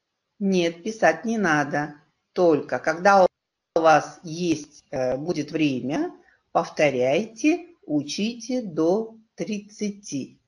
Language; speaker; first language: Russian; non-native, local second language; Kyrgyz